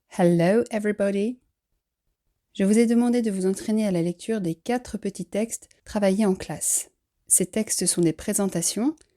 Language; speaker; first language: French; native; French